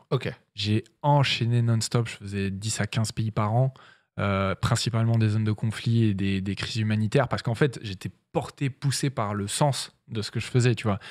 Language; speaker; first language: French; native; French